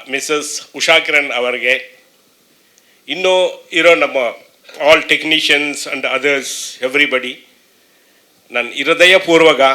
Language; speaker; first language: Kannada; non-native, learner; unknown